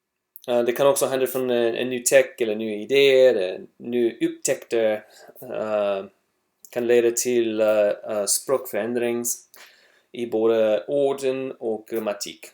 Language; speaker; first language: Swedish; non-native, learner; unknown